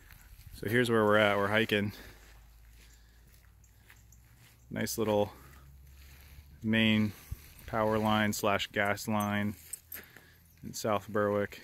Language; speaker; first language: English; native; English